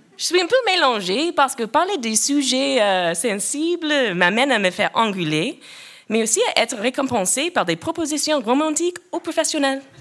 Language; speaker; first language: French; non-native, local second language; English